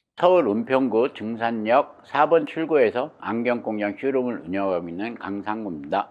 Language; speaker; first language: Korean; native; Korean